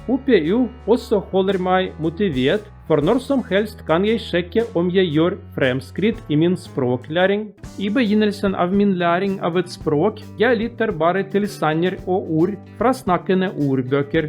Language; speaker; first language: Norwegian; non-native, learner; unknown